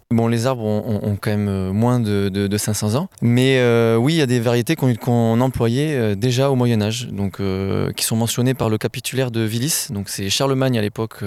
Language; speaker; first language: French; native; French